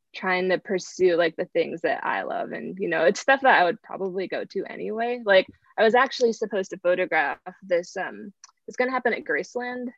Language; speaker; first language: English; early bilingual, other home language; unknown